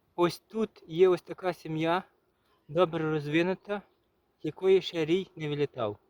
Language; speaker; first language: Ukrainian; native; Ukrainian